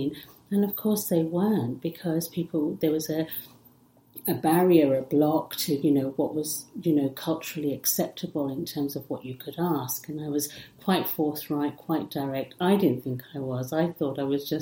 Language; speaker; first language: English; early bilingual, other home language; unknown